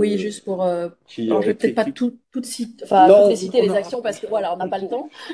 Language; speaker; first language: French; native; French